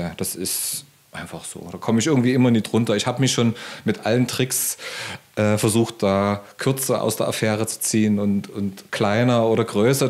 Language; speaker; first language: German; native; German